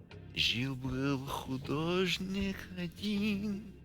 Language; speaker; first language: Russian; non-native, learner; English